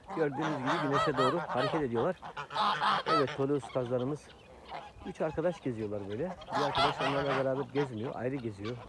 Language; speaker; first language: Turkish; native; Turkish